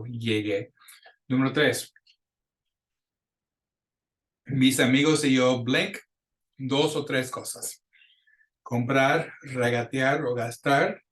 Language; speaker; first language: Spanish; non-native, fluent; English